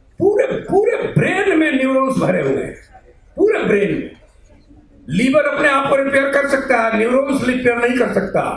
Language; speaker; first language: Hindi; native; Hindi